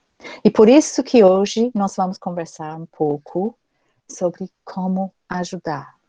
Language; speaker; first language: Portuguese; non-native, fluent; English